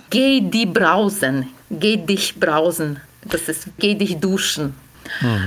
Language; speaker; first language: German; non-native, fluent; Ukrainian